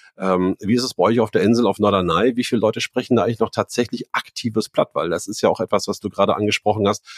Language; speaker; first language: German; native; German